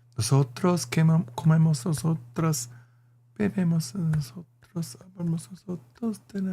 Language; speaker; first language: Spanish; non-native, learner; English